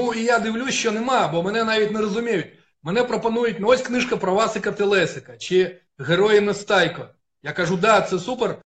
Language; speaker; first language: Ukrainian; non-native, local second language; Russian